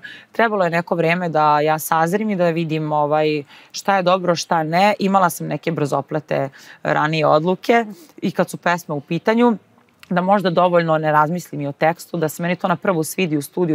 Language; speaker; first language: Serbian; native; Serbian